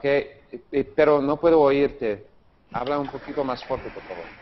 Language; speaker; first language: Spanish; non-native, learner; English